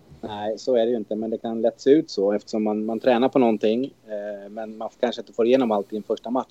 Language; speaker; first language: Swedish; native; Swedish